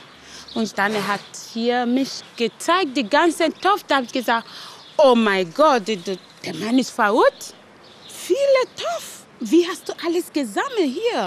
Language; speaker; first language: German; non-native, learner; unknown